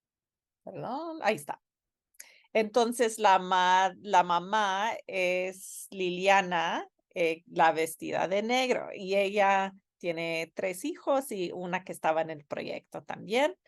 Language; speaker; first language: Spanish; non-native, fluent; English